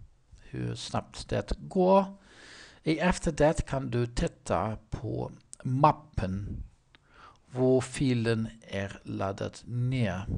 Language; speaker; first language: Swedish; non-native, learner; Dutch